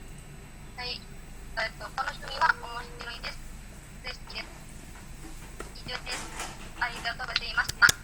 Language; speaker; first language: Japanese; non-native, learner; Indonesian